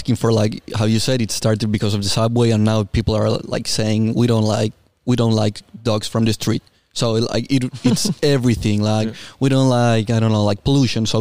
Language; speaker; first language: English; non-native, fluent; Spanish